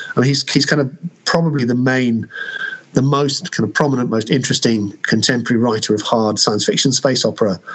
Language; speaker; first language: English; native; English